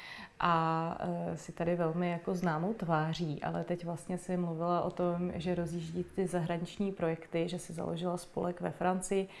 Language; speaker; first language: Czech; native; Czech